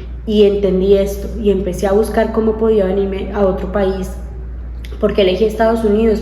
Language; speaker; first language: Spanish; native; Spanish